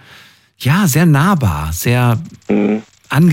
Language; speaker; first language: German; native; German